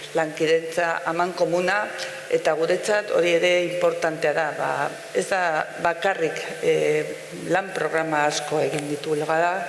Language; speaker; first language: Basque; non-native, local second language; Spanish